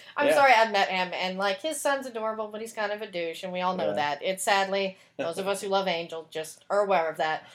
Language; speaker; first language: English; native; English